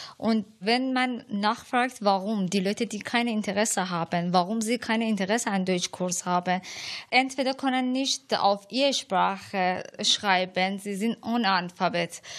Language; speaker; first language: German; non-native, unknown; Persian